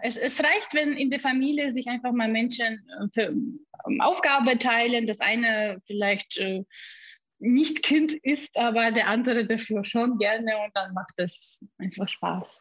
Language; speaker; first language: German; non-native, fluent; Russian